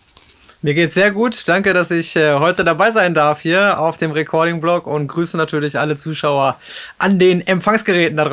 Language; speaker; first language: German; native; German